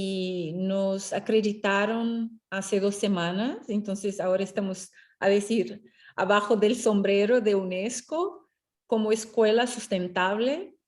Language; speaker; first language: Spanish; non-native, fluent; Portuguese